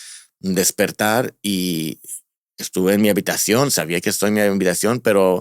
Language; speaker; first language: Spanish; non-native, fluent; Hebrew